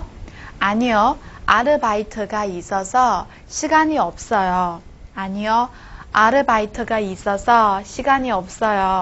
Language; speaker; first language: Korean; non-native, fluent; Chinese